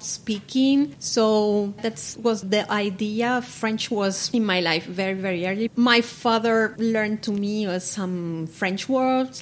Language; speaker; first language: English; non-native, fluent; Spanish